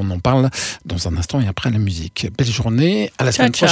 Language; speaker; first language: French; native; French